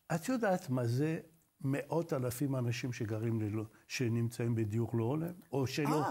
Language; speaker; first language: Hebrew; non-native, fluent; Arabic